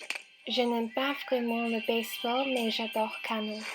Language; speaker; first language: French; non-native, fluent; Chinese